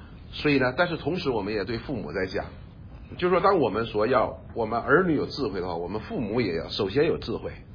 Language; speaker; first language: Chinese; native; Chinese